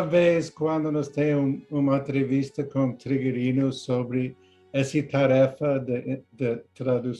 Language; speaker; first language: Portuguese; non-native, learner; English